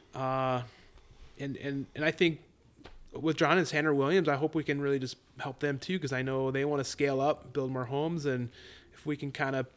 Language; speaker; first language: English; native; English